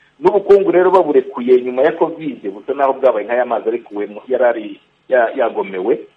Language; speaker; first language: Kinyarwanda; native; Kinyarwanda